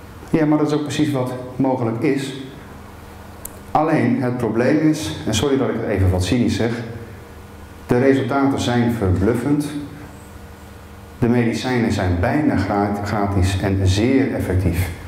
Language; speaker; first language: Dutch; native; Dutch